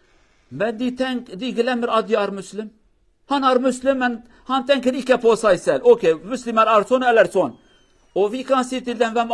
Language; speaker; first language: Norwegian; non-native, learner; Kurdish